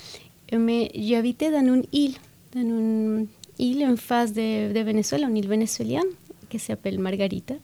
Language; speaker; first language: French; non-native, fluent; Spanish